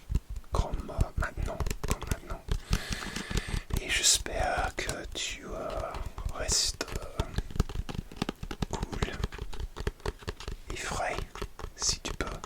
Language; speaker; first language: French; non-native, learner; English